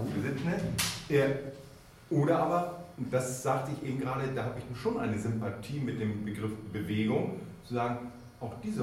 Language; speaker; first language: German; native; German